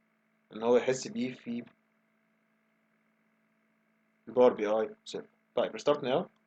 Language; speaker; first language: Arabic; native; Arabic